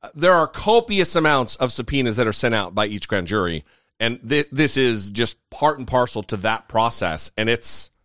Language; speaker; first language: English; native; English